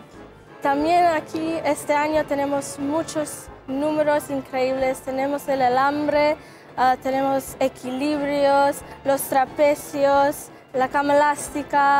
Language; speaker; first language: Spanish; non-native, local second language; English